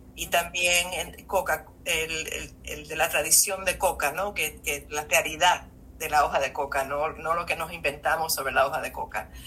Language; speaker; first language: Spanish; native; Spanish